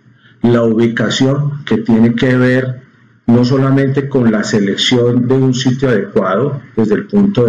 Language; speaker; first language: Spanish; native; Spanish